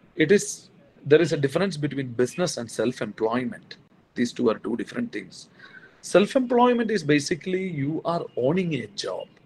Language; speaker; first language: English; non-native, local second language; Malayalam